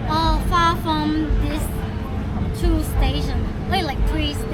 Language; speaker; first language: English; non-native, learner; Thai